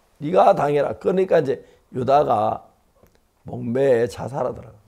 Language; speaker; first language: Korean; native; Korean